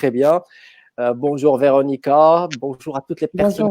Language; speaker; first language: French; native; French